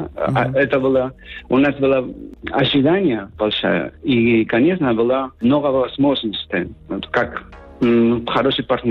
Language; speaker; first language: Russian; non-native, fluent; Spanish